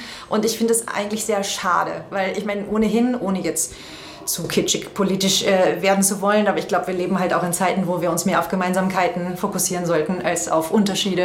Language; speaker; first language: German; native; German